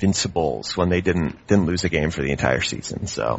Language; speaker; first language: English; native; English